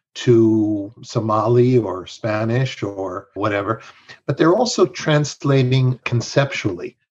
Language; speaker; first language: English; early bilingual, other home language; Spanish